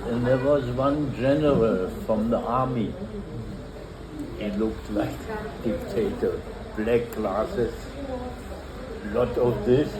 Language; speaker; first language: English; non-native, fluent; German